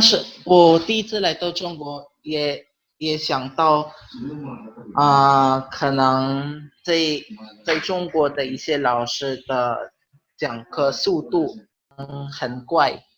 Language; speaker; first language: Chinese; non-native, learner; Filipino